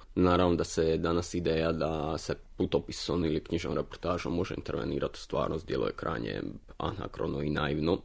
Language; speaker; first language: Croatian; native; Croatian